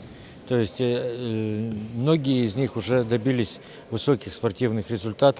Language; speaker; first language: Russian; native; Russian